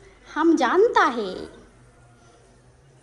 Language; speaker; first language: Hindi; non-native, local second language; Bangla